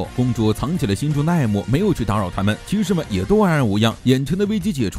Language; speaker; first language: Chinese; native; Chinese